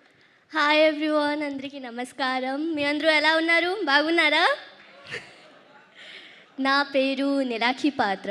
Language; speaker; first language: Telugu; early bilingual, heritage; Telugu